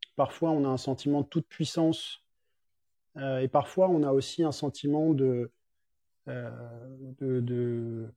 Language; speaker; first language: French; native; French